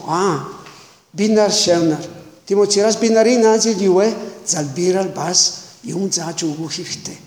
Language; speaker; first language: Mongolian; non-native, learner; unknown